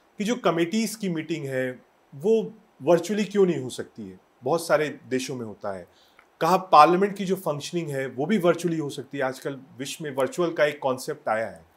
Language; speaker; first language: Hindi; native; Hindi